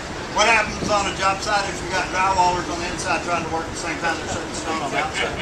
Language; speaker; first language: English; native; English